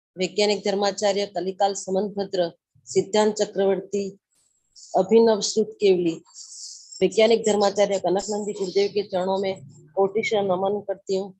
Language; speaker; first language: Hindi; native; Hindi